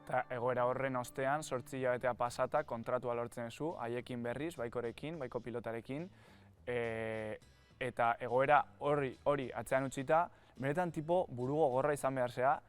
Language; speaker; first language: Basque; native; Basque